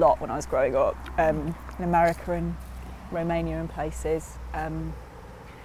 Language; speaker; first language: English; native; English